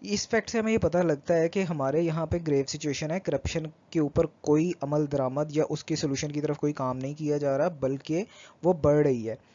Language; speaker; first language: Urdu; native; Urdu